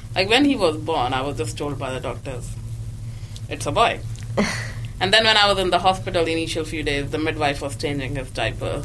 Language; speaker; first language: English; non-native, local second language; Hindi